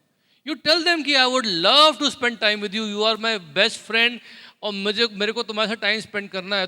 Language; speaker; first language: Hindi; native; Hindi